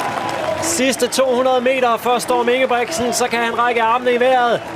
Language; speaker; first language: Danish; native; Danish